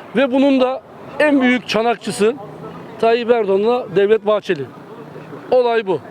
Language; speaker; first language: Turkish; native; Turkish